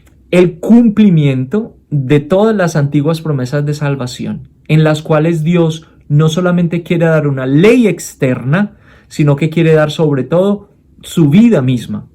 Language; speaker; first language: Spanish; native; Spanish